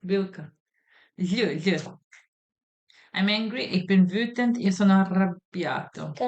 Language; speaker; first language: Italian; non-native, fluent; Serbian